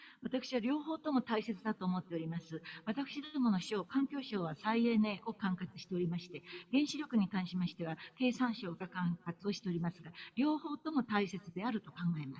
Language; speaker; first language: Japanese; native; Japanese